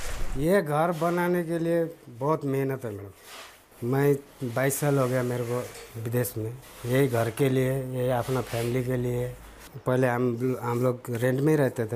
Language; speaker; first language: Hindi; non-native, local second language; Nepali